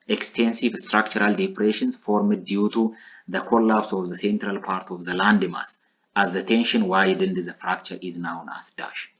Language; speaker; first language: English; non-native, local second language; Amharic